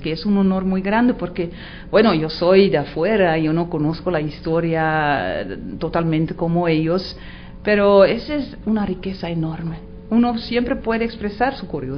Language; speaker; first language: Spanish; non-native, fluent; Dutch